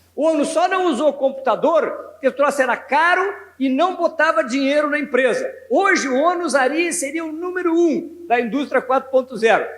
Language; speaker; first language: Portuguese; native; Portuguese